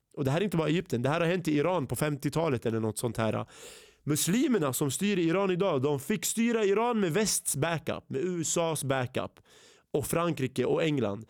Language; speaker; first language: Swedish; early bilingual, other home language; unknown